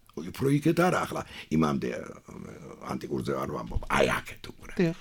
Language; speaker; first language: Georgian; non-native, local second language; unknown